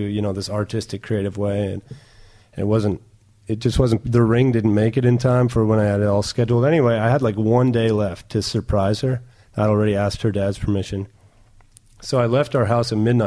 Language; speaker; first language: English; non-native, fluent; German